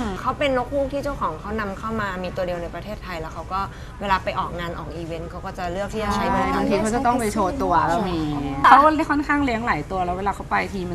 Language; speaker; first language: Thai; native; Thai